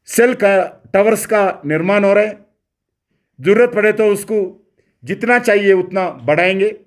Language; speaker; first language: Hindi; non-native, local second language; Telugu